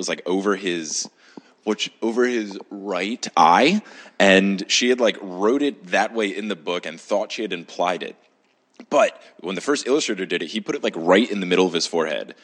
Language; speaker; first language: English; native; English